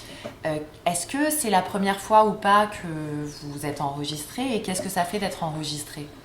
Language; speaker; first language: French; native; French